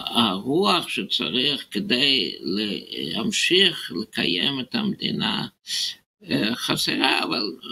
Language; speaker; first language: Hebrew; non-native, fluent; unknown